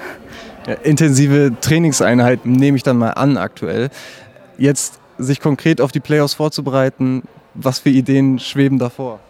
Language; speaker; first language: German; native; German